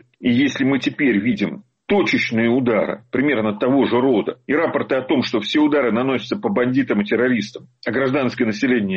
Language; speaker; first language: Russian; native; Russian